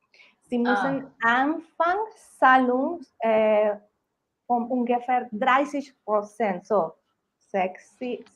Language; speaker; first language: German; non-native, learner; Spanish